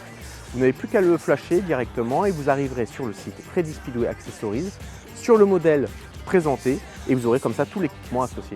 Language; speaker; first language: French; native; French